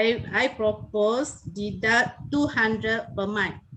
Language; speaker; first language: English; non-native, learner; Malay